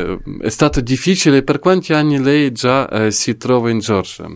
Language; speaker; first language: Italian; non-native, learner; Ukrainian